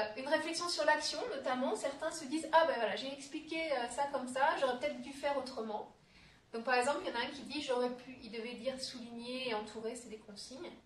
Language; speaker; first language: French; native; French